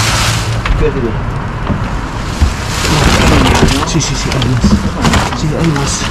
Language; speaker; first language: Spanish; non-native, learner; Filipino